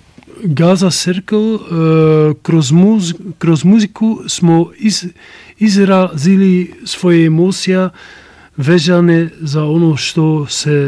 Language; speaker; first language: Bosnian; non-native, learner; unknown